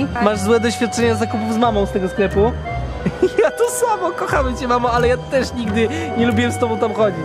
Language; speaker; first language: Polish; native; Polish